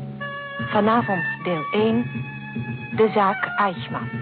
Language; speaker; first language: Dutch; native; Dutch